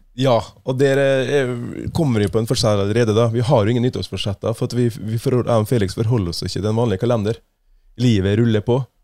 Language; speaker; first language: Norwegian; native; Norwegian